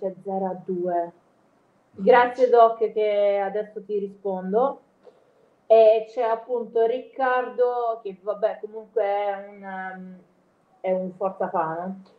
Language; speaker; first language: Italian; native; Italian